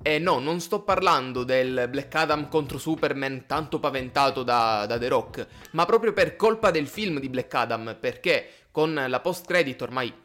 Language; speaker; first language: Italian; native; Italian